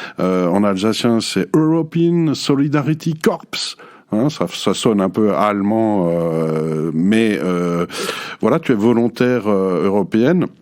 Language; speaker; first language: French; native; French